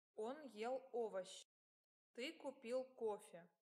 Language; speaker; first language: Russian; non-native, learner; English